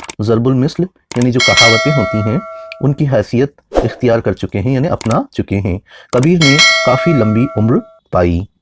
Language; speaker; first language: Hindi; native; Hindi